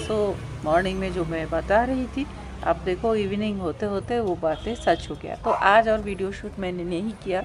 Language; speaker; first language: Hindi; non-native, local second language; Bangla